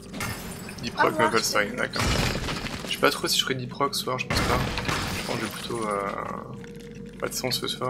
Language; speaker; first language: French; native; French